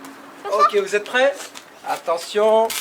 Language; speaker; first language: French; native; French